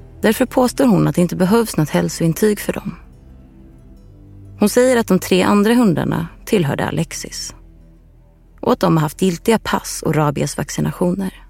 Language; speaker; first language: Swedish; native; Swedish